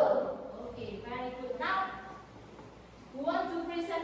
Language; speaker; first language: English; non-native, fluent; Indonesian